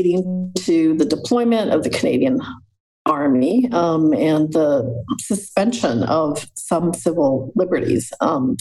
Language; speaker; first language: English; native; English